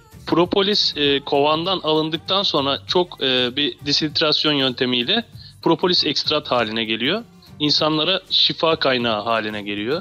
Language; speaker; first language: Turkish; native; Turkish